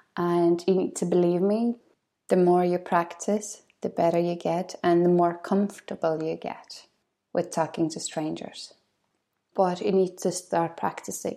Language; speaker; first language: English; non-native, fluent; Polish